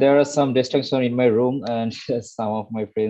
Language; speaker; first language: English; non-native, learner; Bangla